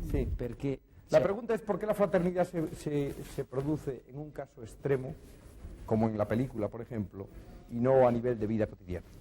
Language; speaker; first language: Spanish; native; Spanish